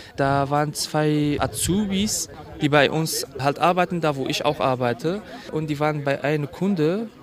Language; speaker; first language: German; non-native, fluent; Kurdish